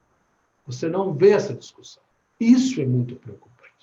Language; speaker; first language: Portuguese; native; Portuguese